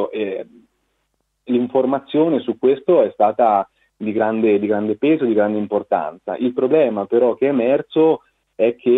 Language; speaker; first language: Italian; native; Italian